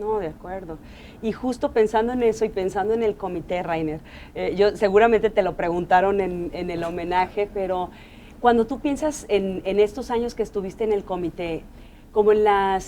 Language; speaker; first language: Spanish; native; Spanish